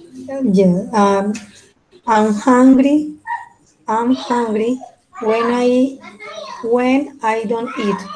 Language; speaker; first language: English; non-native, learner; Spanish